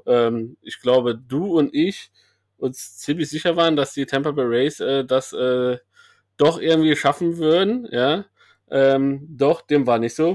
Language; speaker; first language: German; native; German